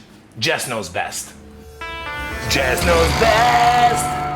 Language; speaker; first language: English; native; English